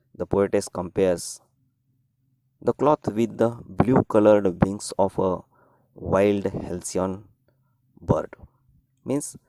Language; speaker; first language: English; non-native, local second language; Marathi